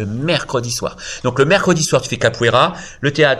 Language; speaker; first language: French; native; French